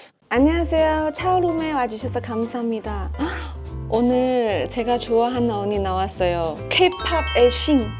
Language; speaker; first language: Korean; non-native, fluent; Chinese